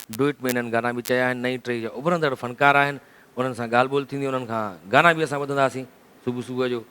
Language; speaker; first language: Sindhi; native; Sindhi